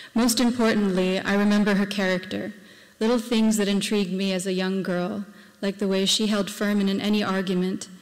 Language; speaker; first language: English; native; English